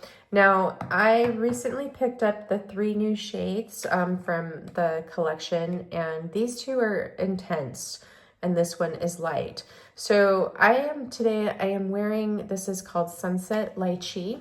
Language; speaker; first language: English; native; English